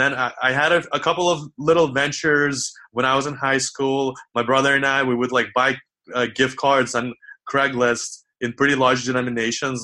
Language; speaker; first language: English; early bilingual, other home language; Ukrainian